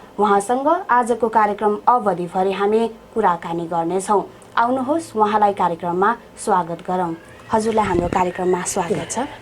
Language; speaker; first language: Nepali; native; Nepali